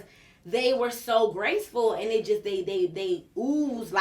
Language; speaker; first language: English; native; English